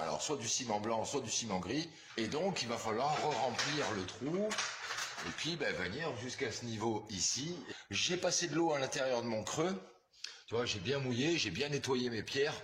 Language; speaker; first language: French; native; French